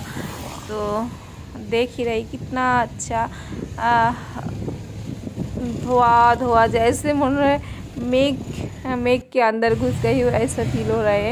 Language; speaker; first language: Hindi; non-native, local second language; Bangla